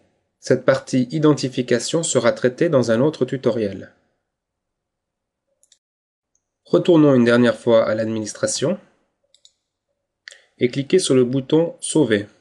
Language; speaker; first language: French; native; French